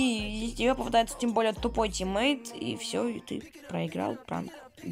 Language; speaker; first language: Russian; native; Russian